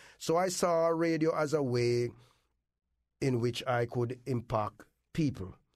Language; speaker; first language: English; native; English